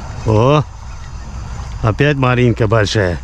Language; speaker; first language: Russian; non-native, local second language; Uzbek